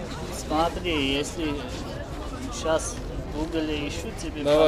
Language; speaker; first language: Russian; non-native, fluent; Armenian